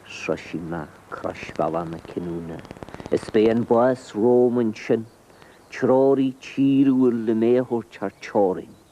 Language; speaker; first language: Irish; native; Irish